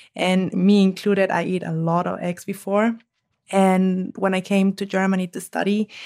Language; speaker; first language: English; non-native, fluent; Spanish